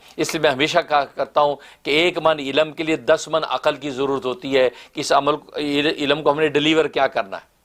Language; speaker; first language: Urdu; native; Urdu